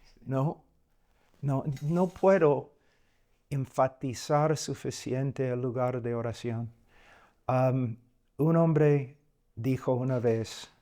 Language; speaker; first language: Spanish; non-native, fluent; English